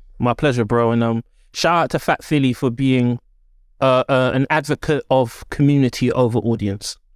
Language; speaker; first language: English; native; English